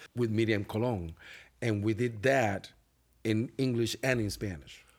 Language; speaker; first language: English; non-native, fluent; Spanish